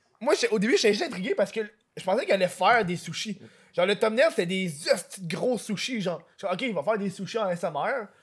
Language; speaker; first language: French; native; French